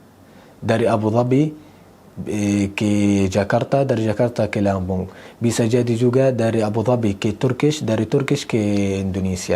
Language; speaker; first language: Indonesian; non-native, learner; Arabic